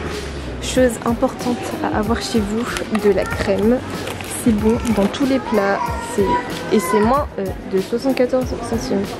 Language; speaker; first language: French; native; French